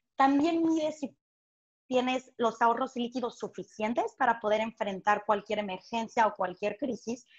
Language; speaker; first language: Spanish; native; Spanish